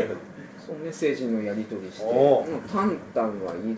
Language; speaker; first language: Japanese; native; Japanese